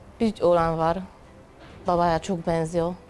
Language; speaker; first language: Turkish; non-native, learner; Polish